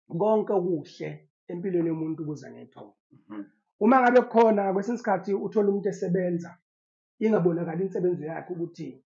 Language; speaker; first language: Zulu; native; Zulu